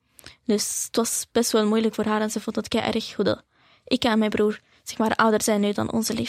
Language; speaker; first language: Dutch; early bilingual, other home language; Arabic